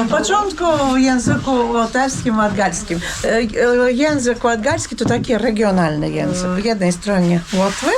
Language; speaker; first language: Polish; non-native, learner; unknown